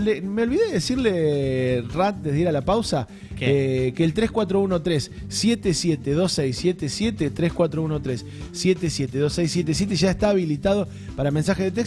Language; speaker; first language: Spanish; native; Spanish